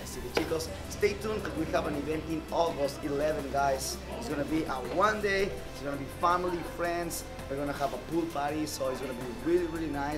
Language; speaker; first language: English; non-native, fluent; Spanish